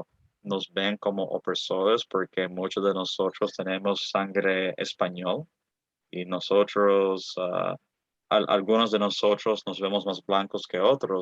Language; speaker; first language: Spanish; early bilingual, other home language; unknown